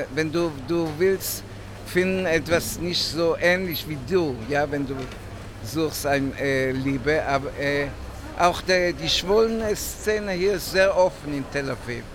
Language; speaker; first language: German; non-native, fluent; Hebrew